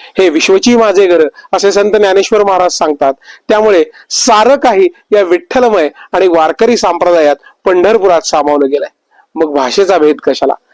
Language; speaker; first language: Marathi; native; Marathi